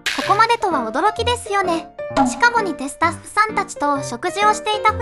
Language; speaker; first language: Japanese; native; Japanese